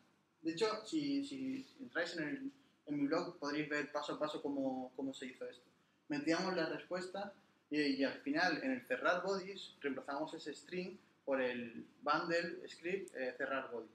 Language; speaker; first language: Spanish; native; Spanish